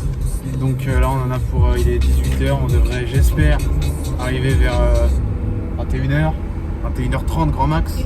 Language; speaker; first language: French; native; French